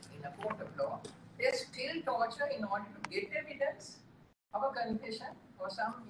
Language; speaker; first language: English; non-native, local second language; Sinhala